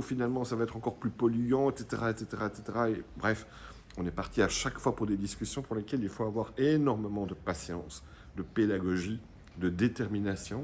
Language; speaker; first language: French; native; French